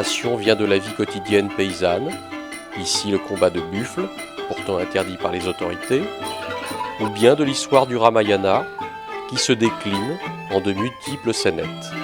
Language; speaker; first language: French; native; French